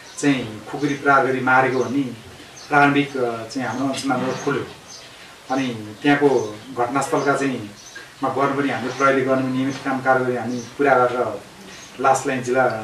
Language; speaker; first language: Nepali; native; Nepali